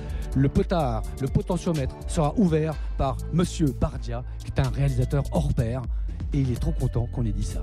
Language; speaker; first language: French; native; French